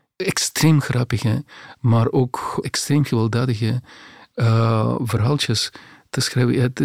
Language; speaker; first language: Dutch; non-native, fluent; Russian